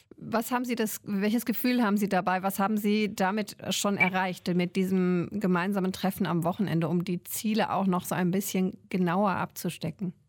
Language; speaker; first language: German; native; German